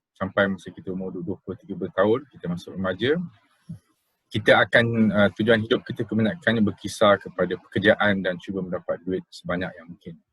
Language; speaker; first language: Malay; native; Malay